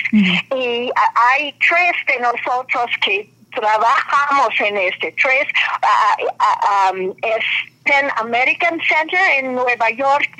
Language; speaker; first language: Spanish; non-native, fluent; English